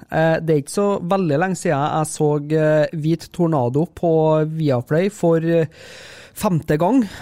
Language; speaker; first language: Norwegian; native; Norwegian